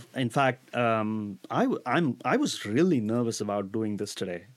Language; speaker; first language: English; non-native, local second language; Tamil